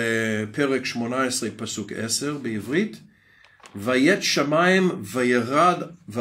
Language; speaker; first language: Hebrew; non-native, fluent; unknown